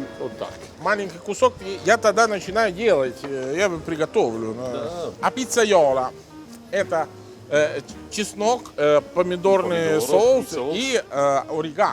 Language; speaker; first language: Russian; non-native, fluent; Italian